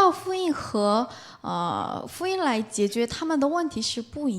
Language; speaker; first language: Chinese; non-native, fluent; Korean